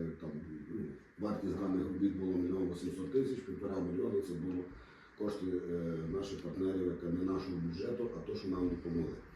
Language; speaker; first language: Ukrainian; native; Ukrainian